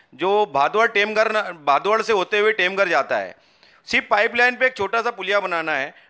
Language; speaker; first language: Hindi; non-native, local second language; Urdu